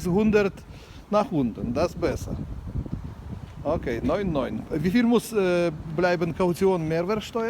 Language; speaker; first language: German; non-native, learner; Ukrainian